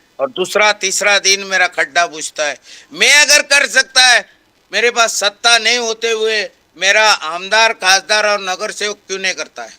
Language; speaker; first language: Hindi; non-native, local second language; Marathi